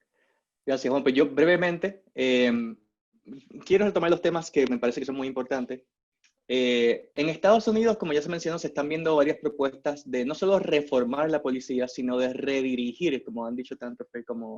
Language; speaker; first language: Spanish; native; Spanish